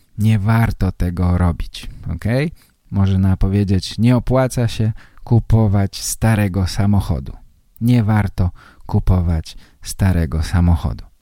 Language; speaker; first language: Polish; native; Polish